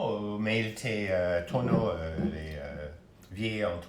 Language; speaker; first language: French; non-native, learner; English